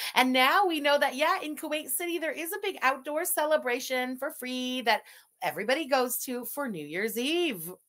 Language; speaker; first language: English; early bilingual, other home language; French